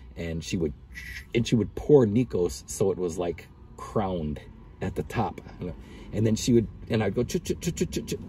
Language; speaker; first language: English; native; English